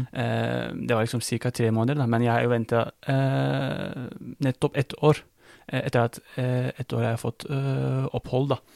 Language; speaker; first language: Norwegian; non-native, fluent; Turkish